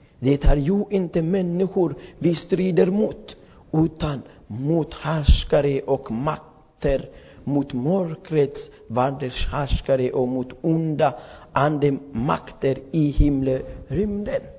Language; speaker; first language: Swedish; non-native, fluent; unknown